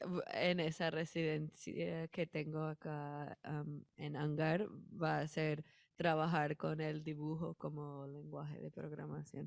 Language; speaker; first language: Spanish; non-native, fluent; English